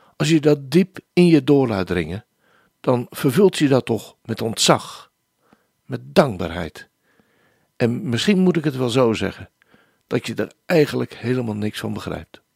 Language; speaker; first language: Dutch; native; Dutch